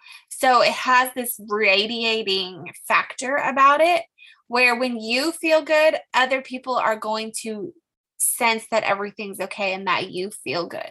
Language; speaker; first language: English; native; English